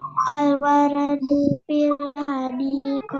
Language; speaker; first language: Arabic; non-native, learner; Indonesian